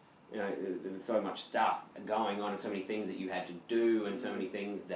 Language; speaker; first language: English; native; English